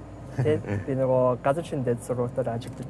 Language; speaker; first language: Mongolian; non-native, learner; English